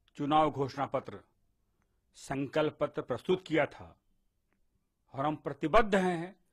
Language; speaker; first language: Hindi; native; Hindi